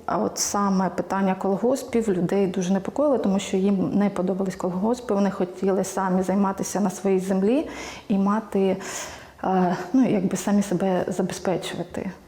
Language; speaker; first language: Ukrainian; native; Ukrainian